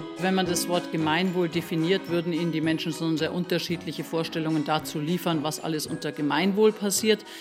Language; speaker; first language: German; native; German